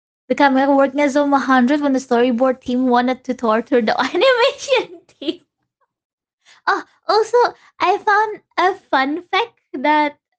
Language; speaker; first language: English; non-native, fluent; Indonesian